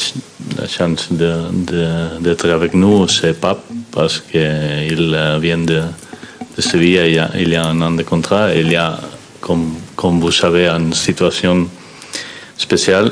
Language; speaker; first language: French; non-native, fluent; Spanish